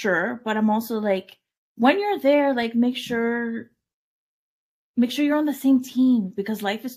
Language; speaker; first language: English; native; English